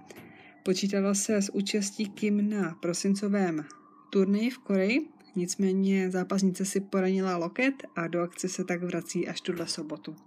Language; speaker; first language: Czech; native; Czech